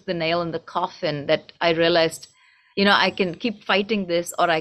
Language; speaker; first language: English; non-native, local second language; Tamil